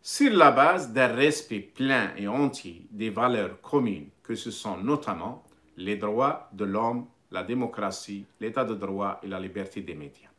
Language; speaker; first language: French; non-native, local second language; Arabic